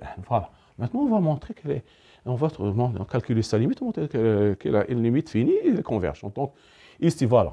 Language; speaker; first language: French; non-native, local second language; Arabic